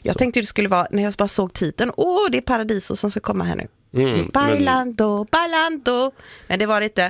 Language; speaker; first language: Swedish; native; Swedish